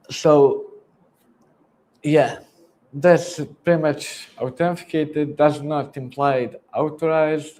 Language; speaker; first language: English; non-native, fluent; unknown